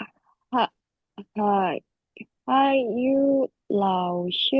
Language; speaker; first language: Chinese; non-native, learner; Indonesian